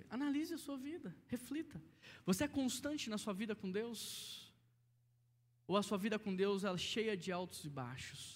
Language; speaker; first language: Portuguese; native; Portuguese